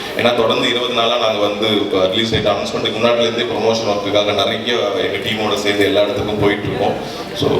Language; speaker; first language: Tamil; native; Tamil